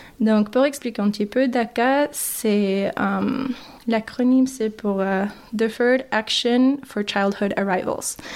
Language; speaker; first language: French; non-native, fluent; English